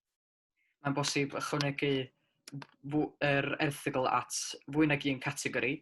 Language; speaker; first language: Welsh; native; Welsh